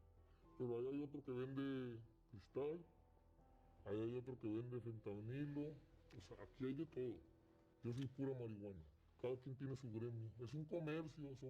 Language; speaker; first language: Spanish; native; Spanish